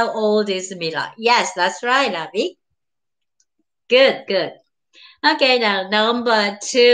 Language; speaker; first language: English; non-native, learner; Japanese